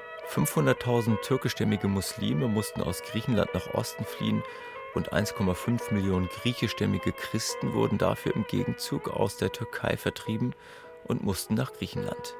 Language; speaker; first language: German; native; German